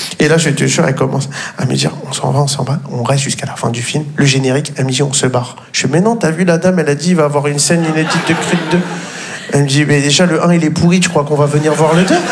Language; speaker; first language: French; native; French